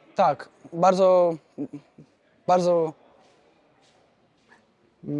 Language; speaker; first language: Polish; non-native, learner; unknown